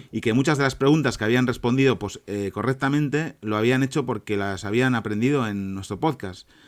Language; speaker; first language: Spanish; native; Spanish